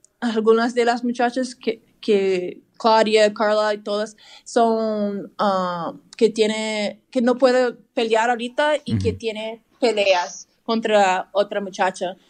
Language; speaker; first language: Spanish; early bilingual, heritage; English